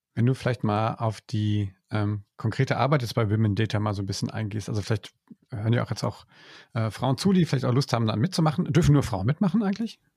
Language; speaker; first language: German; native; German